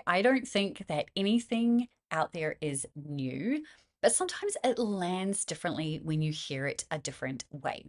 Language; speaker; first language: English; native; English